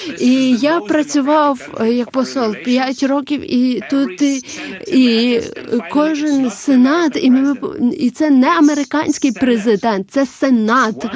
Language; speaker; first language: Ukrainian; non-native, learner; Lithuanian